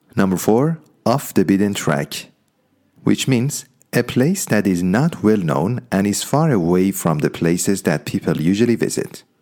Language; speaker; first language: English; non-native, fluent; Persian